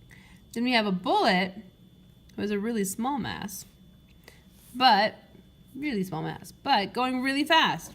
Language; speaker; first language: English; native; English